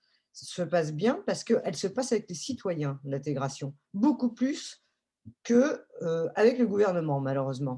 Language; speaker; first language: French; native; French